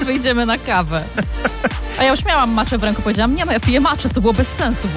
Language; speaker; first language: Polish; native; Polish